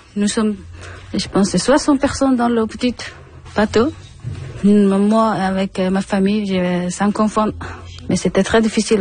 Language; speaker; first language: French; non-native, learner; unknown